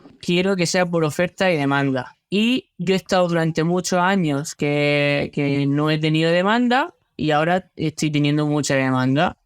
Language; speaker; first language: Spanish; native; Spanish